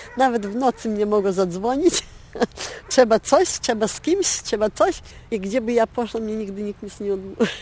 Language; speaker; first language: Polish; early bilingual, heritage; Polish